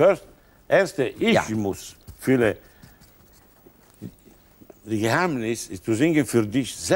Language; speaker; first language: German; non-native, learner; Italian